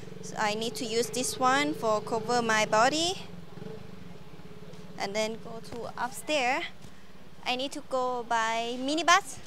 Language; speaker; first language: English; non-native, learner; Thai